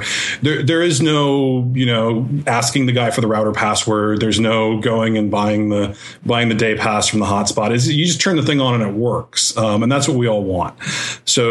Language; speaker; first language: English; native; English